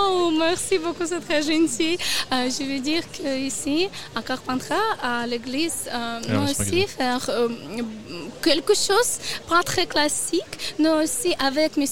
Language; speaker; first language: French; non-native, learner; Ukrainian